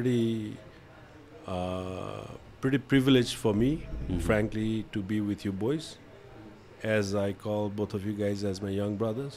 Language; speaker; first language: English; non-native, local second language; Maithili